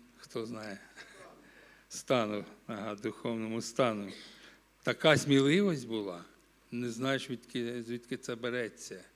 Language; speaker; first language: Ukrainian; non-native, local second language; Russian